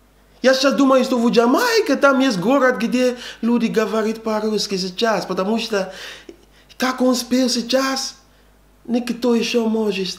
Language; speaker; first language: Russian; non-native, learner; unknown